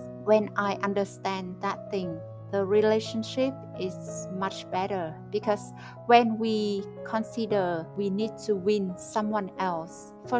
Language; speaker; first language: English; non-native, fluent; Vietnamese